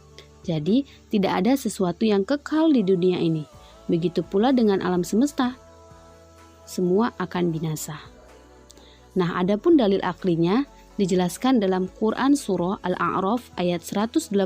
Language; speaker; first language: Indonesian; native; Indonesian